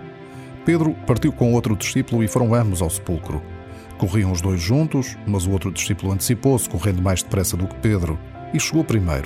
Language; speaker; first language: Portuguese; native; Portuguese